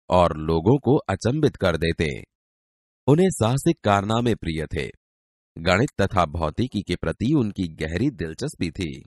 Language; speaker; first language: Hindi; non-native, local second language; Gujarati